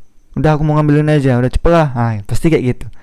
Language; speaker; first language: Indonesian; native; Indonesian